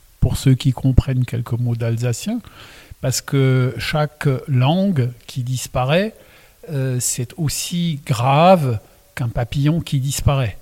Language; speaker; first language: French; non-native, local second language; Swiss German